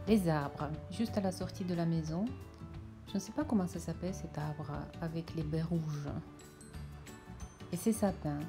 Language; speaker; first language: French; non-native, fluent; Russian